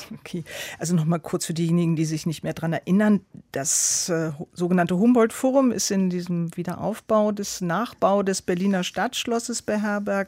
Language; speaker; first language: German; native; German